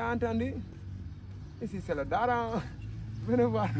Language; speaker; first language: French; non-native, local second language; Wolof